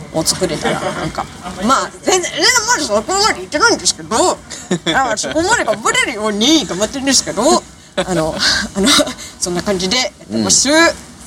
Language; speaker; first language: Japanese; early bilingual, heritage; Japanese